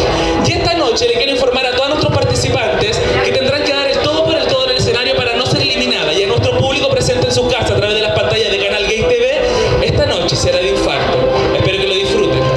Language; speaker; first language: Spanish; native; Spanish